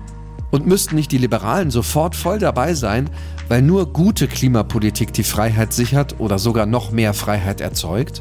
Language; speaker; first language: German; native; German